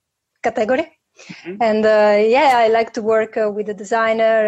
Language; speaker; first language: English; non-native, fluent; Italian